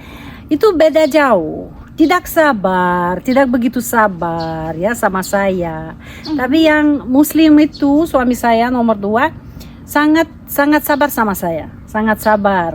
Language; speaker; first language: Indonesian; non-native, fluent; Russian